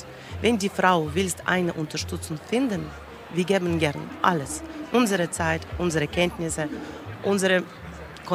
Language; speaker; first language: German; non-native, learner; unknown